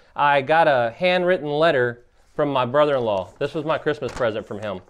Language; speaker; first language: English; native; English